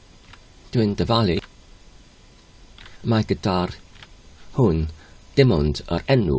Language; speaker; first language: Welsh; non-native, learner; English